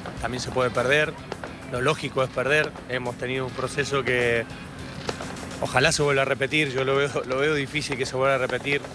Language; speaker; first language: Spanish; native; Spanish